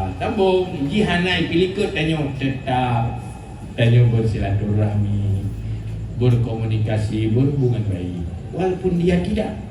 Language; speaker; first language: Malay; non-native, local second language; Achinese